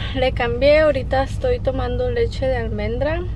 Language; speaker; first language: Spanish; early bilingual, heritage; Spanish